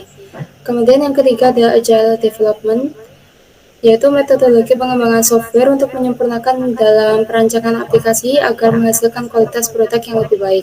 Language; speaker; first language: Indonesian; native; Indonesian